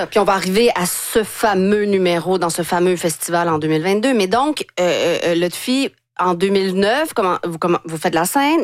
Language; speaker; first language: French; native; French